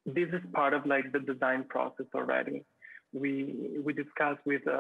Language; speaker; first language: English; non-native, fluent; Italian